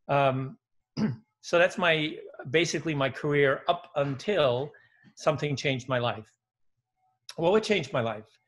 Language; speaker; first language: English; early bilingual, other home language; Dutch